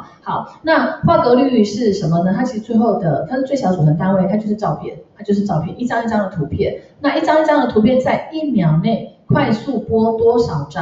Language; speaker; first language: Chinese; native; Chinese